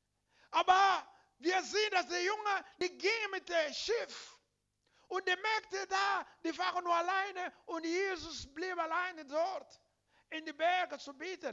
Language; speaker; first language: German; non-native, learner; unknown